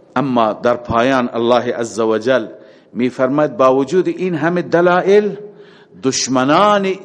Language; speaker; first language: Persian; native; Persian